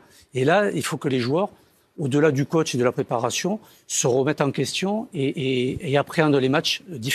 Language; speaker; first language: French; native; French